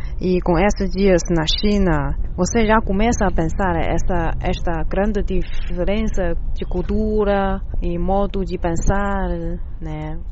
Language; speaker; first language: Portuguese; non-native, learner; Chinese